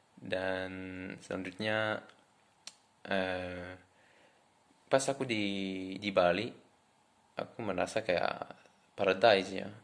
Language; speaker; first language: Indonesian; non-native, fluent; French